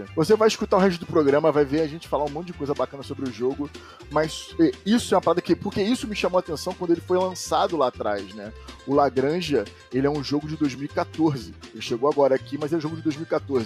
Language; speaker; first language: Portuguese; native; Portuguese